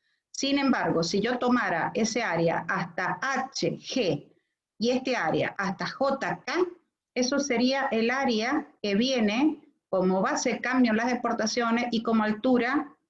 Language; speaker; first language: Spanish; native; Spanish